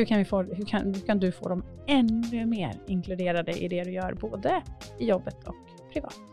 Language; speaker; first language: Swedish; native; Swedish